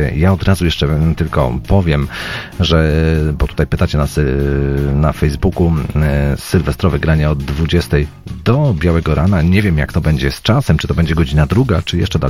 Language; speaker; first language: Polish; native; Polish